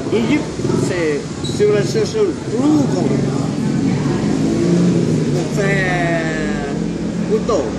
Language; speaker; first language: French; non-native, learner; Vietnamese